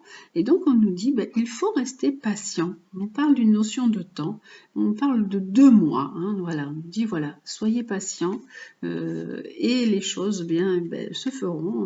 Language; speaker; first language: French; native; French